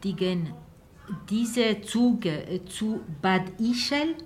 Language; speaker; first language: German; non-native, learner; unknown